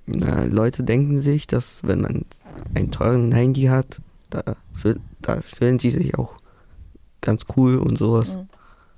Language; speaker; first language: German; early bilingual, other home language; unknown